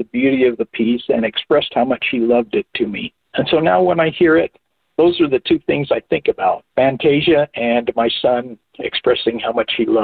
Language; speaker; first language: English; non-native, local second language; German